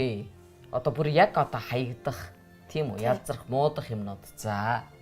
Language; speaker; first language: Mongolian; native; Mongolian